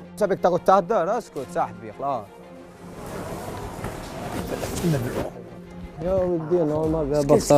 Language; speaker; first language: Arabic; native; Arabic